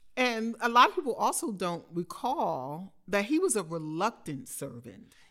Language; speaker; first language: English; native; English